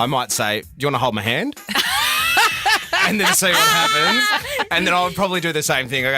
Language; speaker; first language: English; native; English